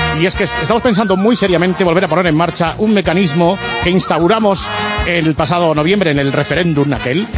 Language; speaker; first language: Spanish; native; Spanish